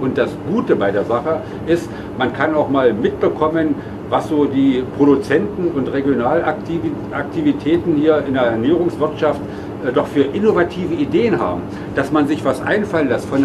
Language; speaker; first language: German; native; German